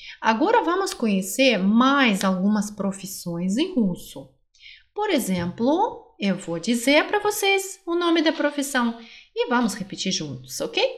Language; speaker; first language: Portuguese; non-native, fluent; Russian